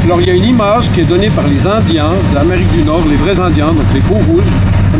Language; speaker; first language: French; native; French